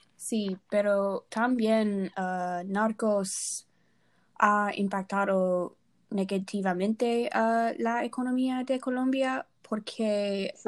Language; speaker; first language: Spanish; non-native, learner; English